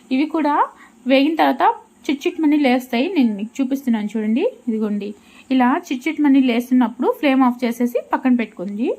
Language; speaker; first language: Telugu; non-native, local second language; Urdu